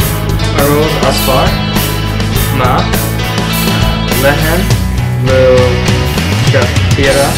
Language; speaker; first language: Arabic; non-native, learner; English